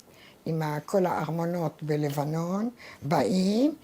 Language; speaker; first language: Hebrew; non-native, fluent; Arabic